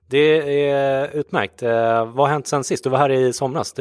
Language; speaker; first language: Swedish; native; Swedish